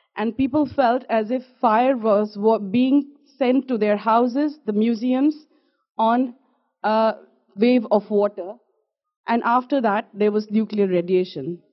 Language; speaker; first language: English; non-native, local second language; Kashmiri